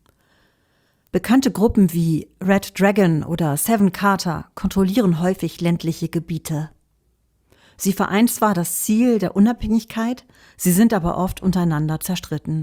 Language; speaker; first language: German; native; German